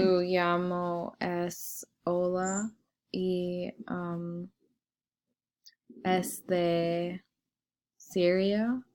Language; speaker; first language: Spanish; non-native, learner; English